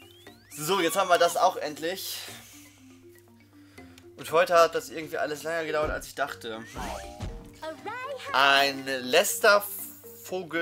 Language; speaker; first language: German; native; German